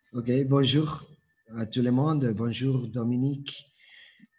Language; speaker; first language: French; non-native, fluent; Spanish